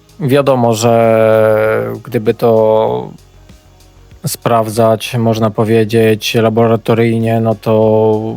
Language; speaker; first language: Polish; native; Polish